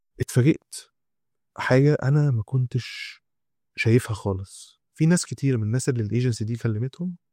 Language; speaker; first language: Egyptian Arabic; native; Egyptian Arabic